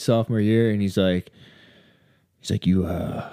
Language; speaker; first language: English; native; English